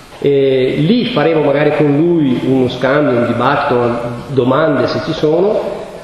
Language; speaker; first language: Italian; native; Italian